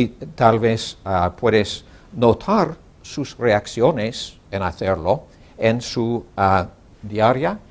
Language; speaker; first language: Spanish; non-native, learner; English